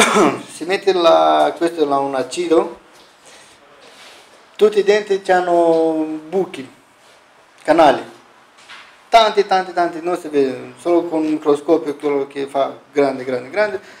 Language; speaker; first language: Italian; non-native, learner; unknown